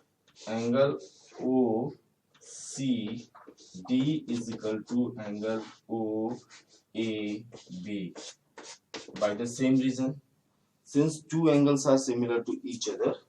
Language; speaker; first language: English; non-native, local second language; Hindi